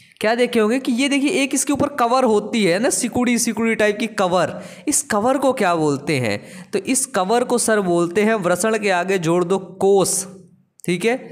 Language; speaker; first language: Hindi; native; Hindi